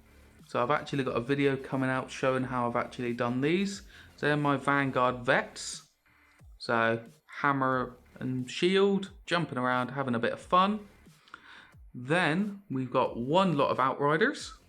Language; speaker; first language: English; native; English